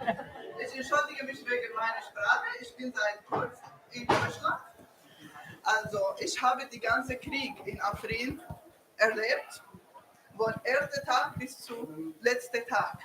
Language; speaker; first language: German; non-native, learner; Kurdish